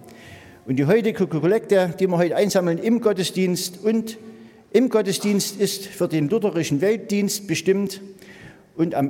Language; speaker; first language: German; native; German